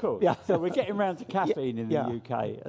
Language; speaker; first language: English; native; English